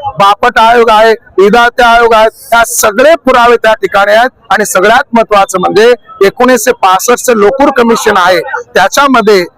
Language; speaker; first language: Marathi; non-native, local second language; Lambadi